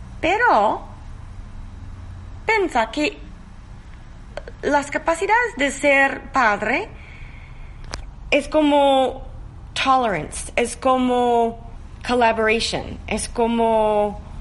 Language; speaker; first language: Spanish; non-native, learner; English